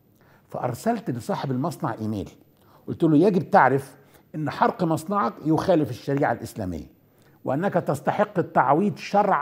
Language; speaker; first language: Arabic; native; Arabic